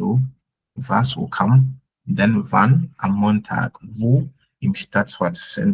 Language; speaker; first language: German; non-native, fluent; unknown